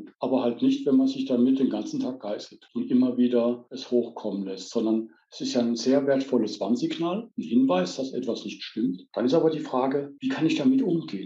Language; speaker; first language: German; native; German